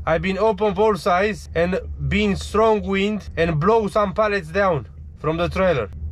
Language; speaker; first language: English; non-native, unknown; Romanian